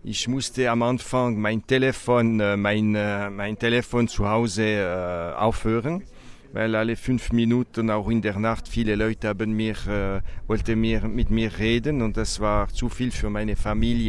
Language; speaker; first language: German; non-native, local second language; French